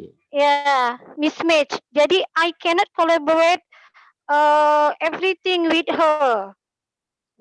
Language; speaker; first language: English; non-native, learner; Indonesian